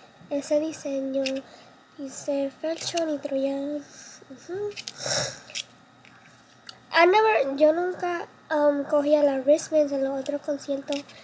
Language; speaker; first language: Spanish; early bilingual, heritage; Spanish